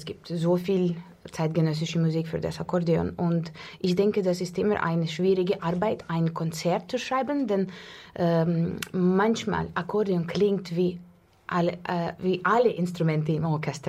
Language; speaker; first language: German; non-native, fluent; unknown